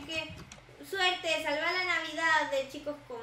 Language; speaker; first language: Spanish; native; Spanish